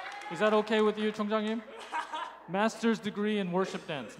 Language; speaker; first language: English; early bilingual, other home language; Korean